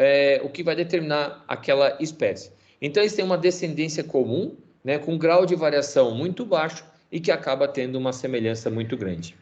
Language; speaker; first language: Portuguese; native; Portuguese